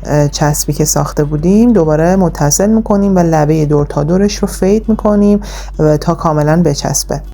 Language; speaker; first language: Persian; native; Persian